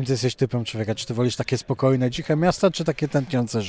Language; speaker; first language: Polish; native; Polish